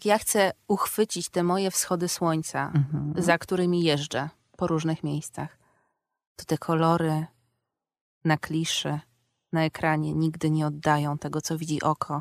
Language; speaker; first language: Polish; native; Polish